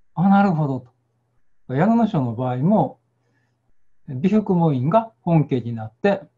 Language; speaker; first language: Japanese; native; Japanese